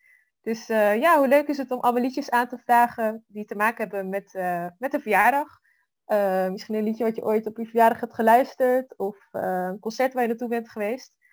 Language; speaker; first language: Dutch; native; Dutch